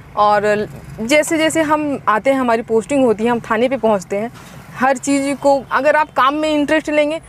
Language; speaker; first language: Hindi; native; Hindi